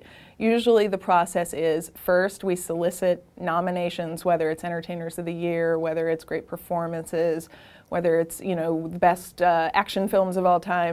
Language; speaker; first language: English; native; English